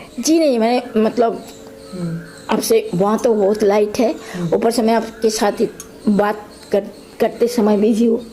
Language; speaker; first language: Hindi; non-native, local second language; Bangla